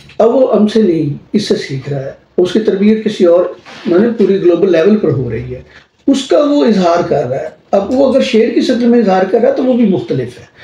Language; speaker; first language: Urdu; non-native, local second language; Punjabi